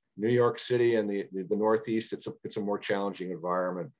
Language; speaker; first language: English; native; English